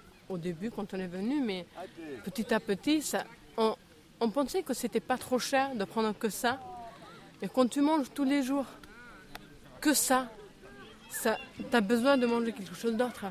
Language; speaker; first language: French; non-native, fluent; Albanian